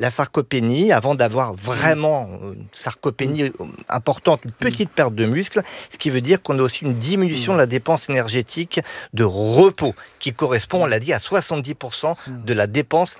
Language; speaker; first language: French; native; French